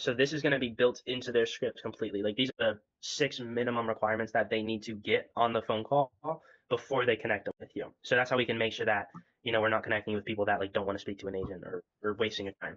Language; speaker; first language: English; native; English